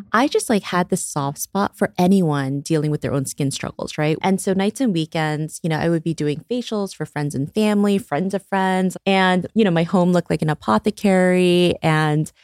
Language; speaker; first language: English; early bilingual, other home language; Korean